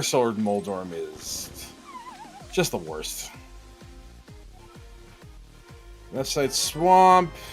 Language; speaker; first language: English; native; English